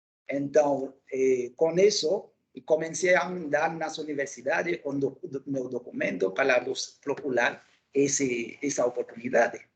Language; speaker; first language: Portuguese; non-native, local second language; Haitian Creole